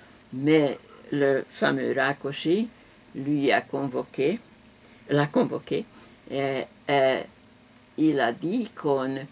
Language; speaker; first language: French; non-native, fluent; Hungarian